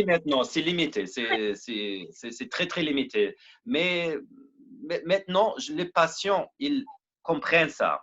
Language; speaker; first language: French; non-native, learner; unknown